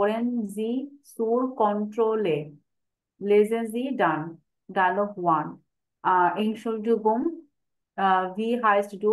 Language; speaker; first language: German; non-native, learner; Bangla